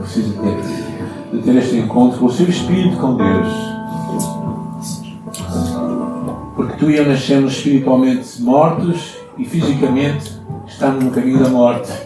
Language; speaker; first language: Portuguese; native; Portuguese